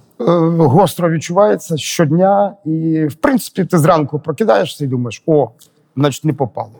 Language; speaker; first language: Ukrainian; native; Ukrainian